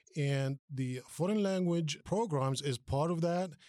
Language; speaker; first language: English; non-native, fluent; Arabic